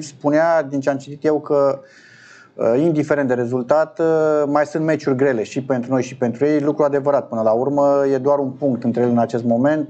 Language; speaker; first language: Romanian; native; Romanian